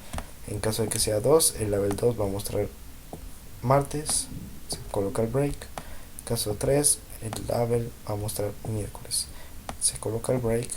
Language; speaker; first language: Spanish; native; Spanish